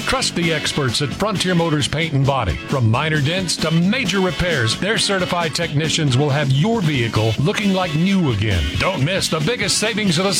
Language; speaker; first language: English; native; English